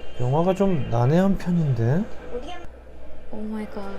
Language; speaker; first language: Korean; native; Korean